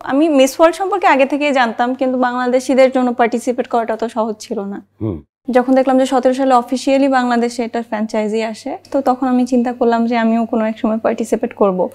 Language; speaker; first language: Bangla; native; Bangla